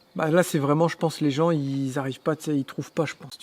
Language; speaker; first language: French; native; French